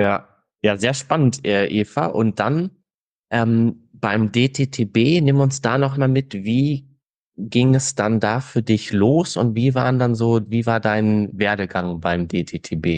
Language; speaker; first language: German; native; German